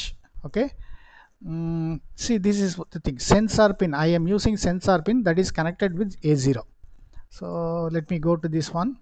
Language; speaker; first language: English; non-native, local second language; Tamil